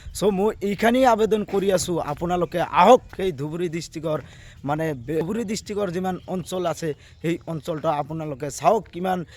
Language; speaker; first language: Assamese; non-native, local second language; Bangla